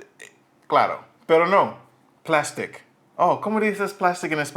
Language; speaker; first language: Spanish; non-native, learner; English